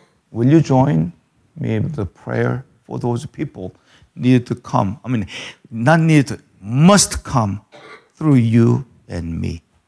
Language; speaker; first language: English; non-native, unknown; Korean